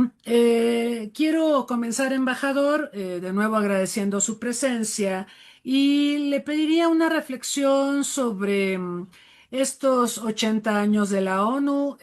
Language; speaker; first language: Spanish; native; Spanish